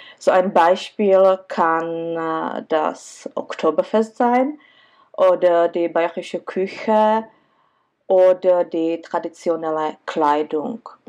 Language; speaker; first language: German; non-native, fluent; Czech